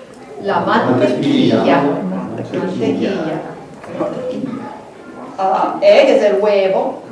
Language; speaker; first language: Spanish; non-native, fluent; English